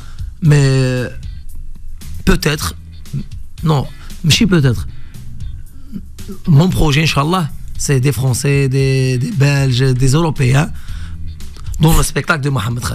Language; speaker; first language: French; non-native, local second language; Arabic